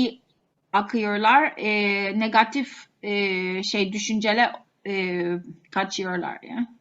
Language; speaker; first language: Turkish; non-native, learner; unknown